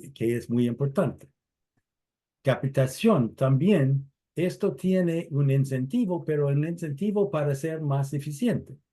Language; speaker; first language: Spanish; non-native, fluent; English